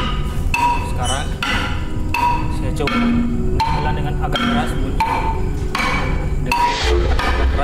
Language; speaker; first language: Indonesian; native; Indonesian